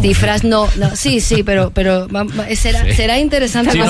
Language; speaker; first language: Spanish; native; Spanish